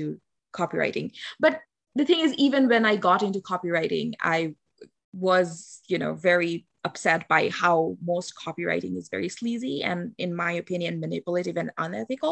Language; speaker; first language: English; non-native, local second language; Bangla